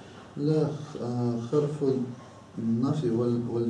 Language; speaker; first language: Arabic; non-native, learner; Russian